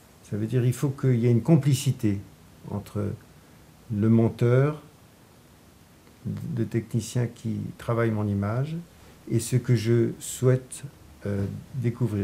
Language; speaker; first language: French; native; French